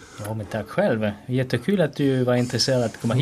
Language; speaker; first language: Swedish; non-native, fluent; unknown